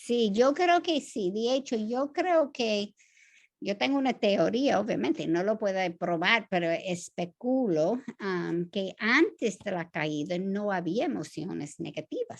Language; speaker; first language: Spanish; non-native, fluent; English